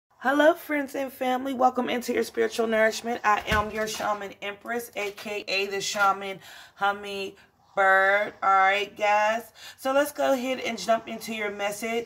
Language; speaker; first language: English; native; English